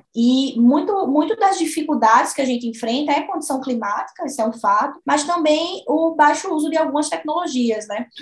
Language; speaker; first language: Portuguese; native; Portuguese